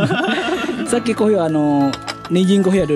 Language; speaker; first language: Japanese; non-native, fluent; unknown